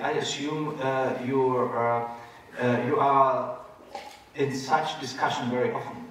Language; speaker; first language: English; non-native, fluent; German